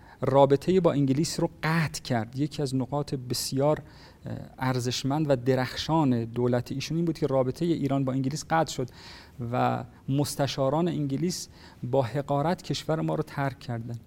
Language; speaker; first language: Persian; native; Persian